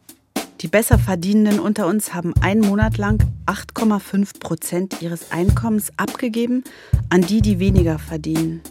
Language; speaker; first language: German; native; German